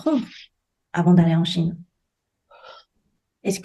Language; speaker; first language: French; non-native, fluent; Chinese